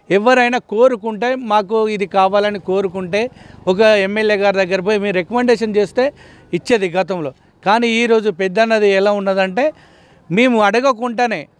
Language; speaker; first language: Telugu; native; Telugu